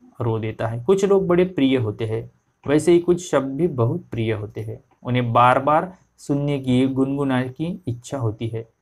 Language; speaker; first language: Hindi; non-native, local second language; Marathi